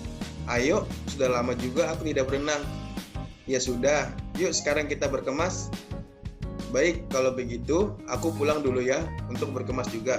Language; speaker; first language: Indonesian; native; Indonesian